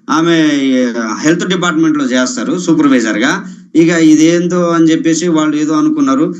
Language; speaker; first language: Telugu; non-native, local second language; Lambadi